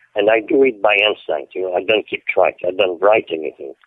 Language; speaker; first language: English; non-native, fluent; French